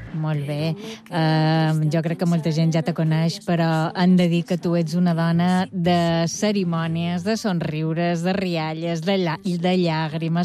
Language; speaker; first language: Catalan; native; Catalan